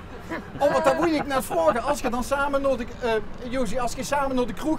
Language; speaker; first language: Dutch; native; Dutch